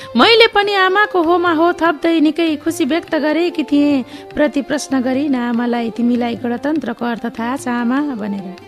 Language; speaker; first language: Nepali; native; Nepali